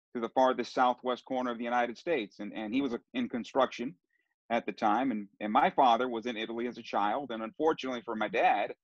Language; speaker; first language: English; early bilingual, other home language; Sicilian